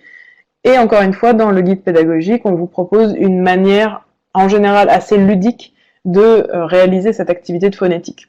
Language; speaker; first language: French; native; French